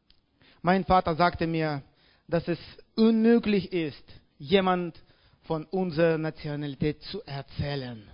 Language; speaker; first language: German; non-native, learner; Russian